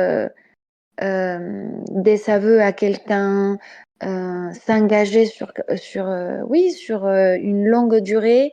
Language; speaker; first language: French; non-native, fluent; Spanish